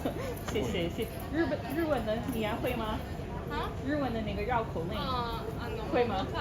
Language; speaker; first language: Chinese; non-native, fluent; English